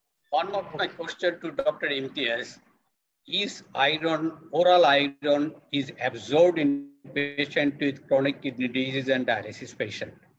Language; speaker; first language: English; non-native, local second language; Bangla